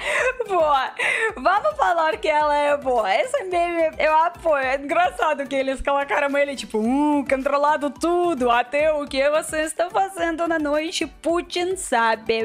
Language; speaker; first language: Portuguese; non-native, learner; Russian